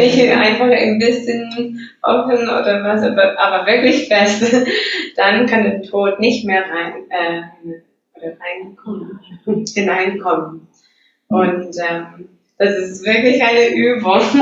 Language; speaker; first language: German; non-native, fluent; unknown